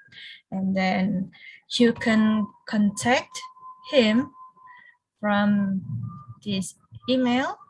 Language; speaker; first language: English; non-native, fluent; Indonesian